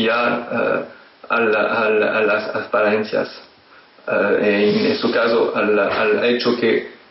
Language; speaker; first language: Spanish; non-native, fluent; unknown